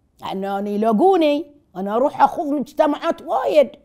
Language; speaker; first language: Arabic; native; Arabic